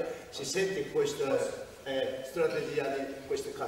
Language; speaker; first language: Italian; non-native, learner; Japanese